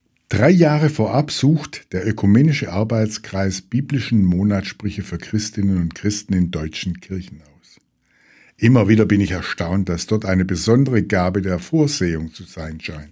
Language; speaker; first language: German; native; German